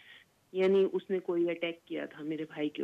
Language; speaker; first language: Hindi; native; Hindi